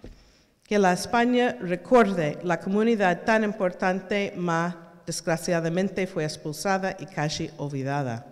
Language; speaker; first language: Spanish; early bilingual, heritage; Ladino